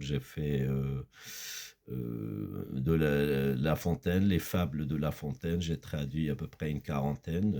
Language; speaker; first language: French; non-native, fluent; Kurdish